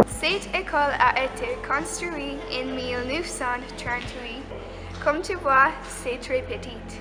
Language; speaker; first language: French; non-native, learner; English